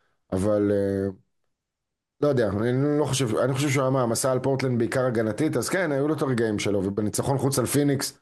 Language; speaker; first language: Hebrew; native; Hebrew